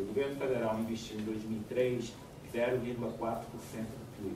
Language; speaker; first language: Portuguese; native; Portuguese